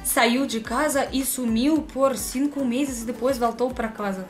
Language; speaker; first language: Portuguese; non-native, learner; Russian